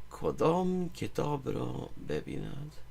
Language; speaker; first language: Persian; non-native, learner; English